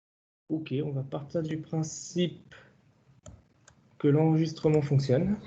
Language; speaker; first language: French; native; French